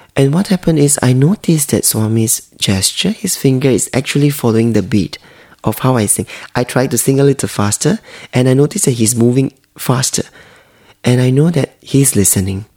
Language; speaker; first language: English; non-native, local second language; Hakka Chinese